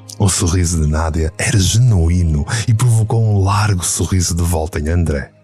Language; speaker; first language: Portuguese; native; Portuguese